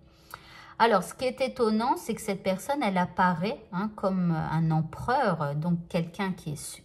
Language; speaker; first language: French; native; French